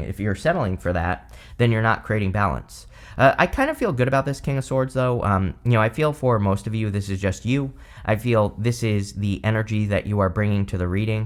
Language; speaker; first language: English; native; English